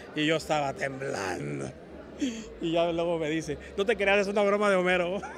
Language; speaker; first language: Spanish; native; Spanish